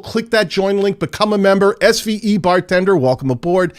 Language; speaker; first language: English; native; English